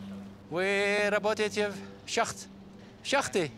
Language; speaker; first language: Russian; non-native, fluent; Dutch